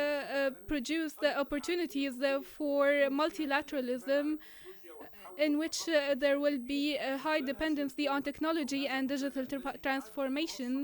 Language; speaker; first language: English; non-native, fluent; Arabic